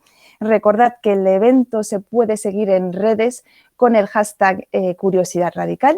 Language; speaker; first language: Spanish; native; Spanish